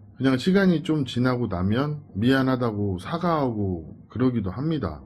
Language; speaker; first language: Korean; native; Korean